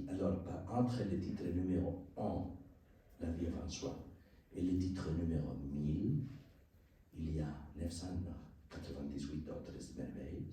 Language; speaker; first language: French; non-native, learner; Spanish